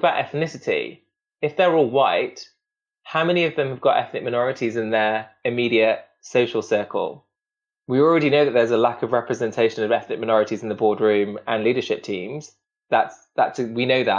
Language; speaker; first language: English; native; English